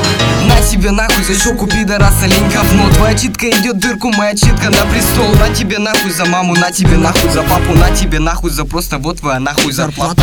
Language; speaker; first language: Russian; native; Russian